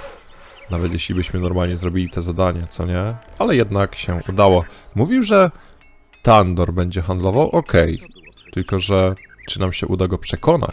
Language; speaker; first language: Polish; native; Polish